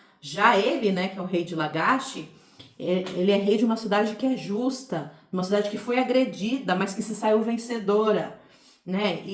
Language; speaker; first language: Portuguese; native; Portuguese